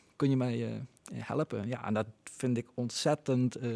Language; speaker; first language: Dutch; native; Dutch